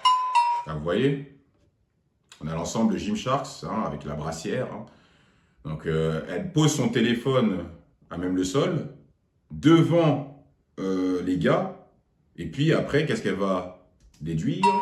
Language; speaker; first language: French; native; French